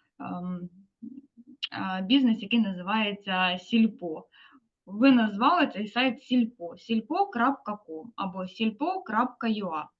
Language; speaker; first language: Ukrainian; native; Ukrainian